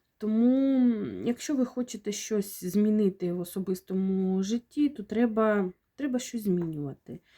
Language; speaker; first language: Ukrainian; non-native, local second language; Russian